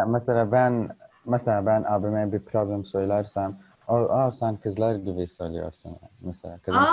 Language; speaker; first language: Turkish; non-native, learner; Arabic